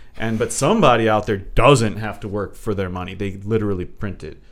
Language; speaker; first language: English; early bilingual, other home language; Portuguese